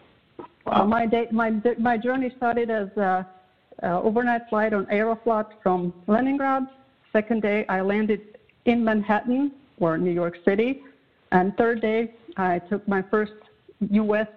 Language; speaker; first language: English; non-native, fluent; Latvian